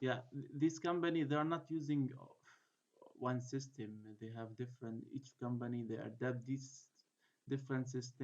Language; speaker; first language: English; non-native, fluent; Arabic